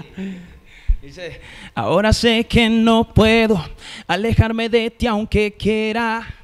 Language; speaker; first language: Spanish; native; Spanish